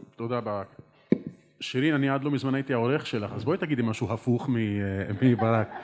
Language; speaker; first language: Hebrew; non-native, local second language; Arabic